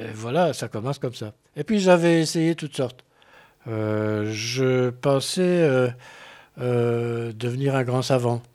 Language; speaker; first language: French; native; French